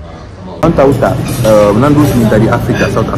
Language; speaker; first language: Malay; non-native, learner; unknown